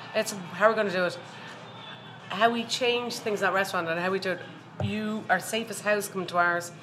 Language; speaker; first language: English; native; English